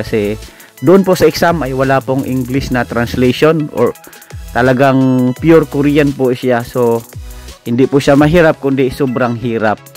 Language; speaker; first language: Filipino; non-native, local second language; Cebuano